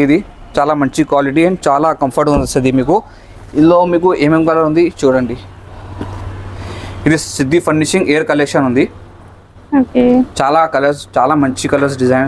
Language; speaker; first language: Telugu; non-native, local second language; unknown